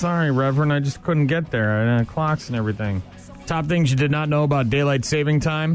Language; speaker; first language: English; native; English